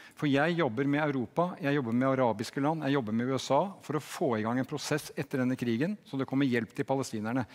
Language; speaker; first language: Norwegian; native; Norwegian